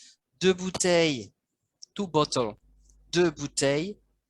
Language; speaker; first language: French; non-native, fluent; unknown